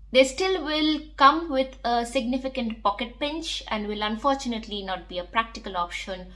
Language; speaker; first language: English; non-native, local second language; Bangla